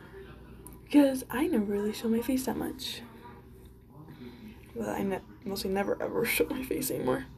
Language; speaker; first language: English; native; English